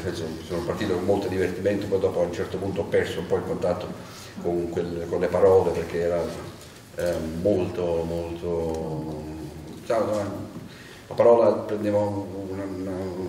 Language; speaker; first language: Italian; native; Italian